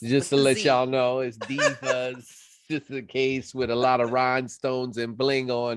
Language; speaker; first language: English; native; English